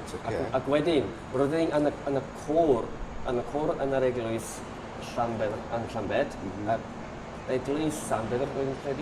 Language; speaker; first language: Welsh; non-native, learner; Japanese